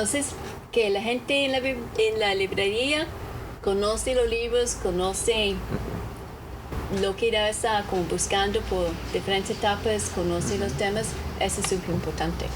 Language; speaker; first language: Spanish; non-native, fluent; English